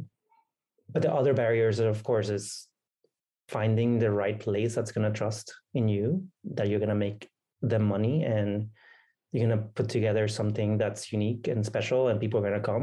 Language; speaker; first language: English; non-native, fluent; Spanish